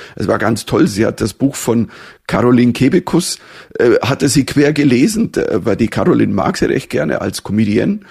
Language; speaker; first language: German; native; German